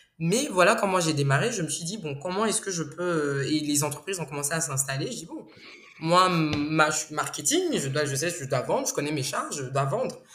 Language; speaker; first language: French; non-native, local second language; Bambara